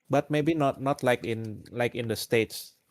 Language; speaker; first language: English; non-native, learner; Indonesian